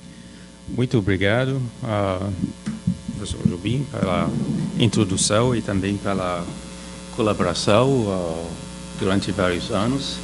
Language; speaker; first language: Portuguese; non-native, fluent; Arabic